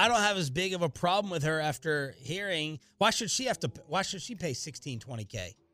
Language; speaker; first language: English; native; English